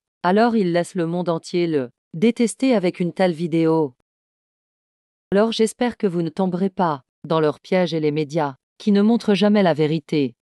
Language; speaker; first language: French; non-native, learner; Tibetan